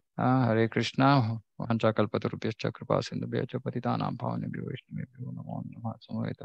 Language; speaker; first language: Hindi; non-native, local second language; Kannada